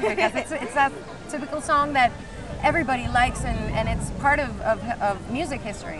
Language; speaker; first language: English; non-native, fluent; Spanish